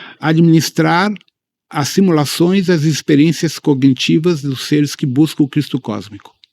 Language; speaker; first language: Portuguese; early bilingual, other home language; Spanish